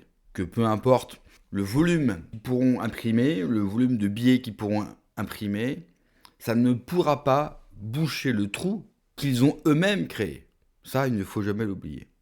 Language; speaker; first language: French; native; French